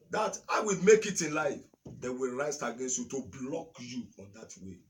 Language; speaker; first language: English; non-native, local second language; Yoruba